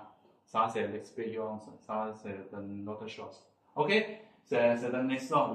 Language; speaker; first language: French; non-native, fluent; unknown